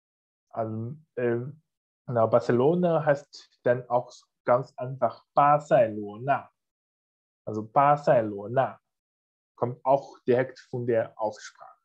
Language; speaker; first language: German; non-native, fluent; Chinese